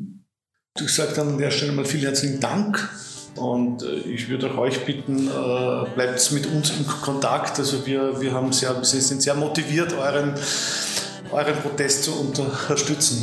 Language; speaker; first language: German; native; German